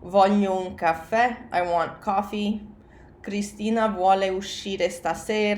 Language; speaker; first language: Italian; non-native, fluent; English